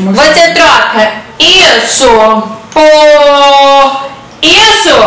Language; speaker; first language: Portuguese; native; Portuguese